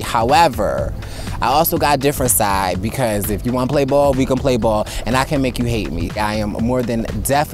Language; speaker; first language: English; native; English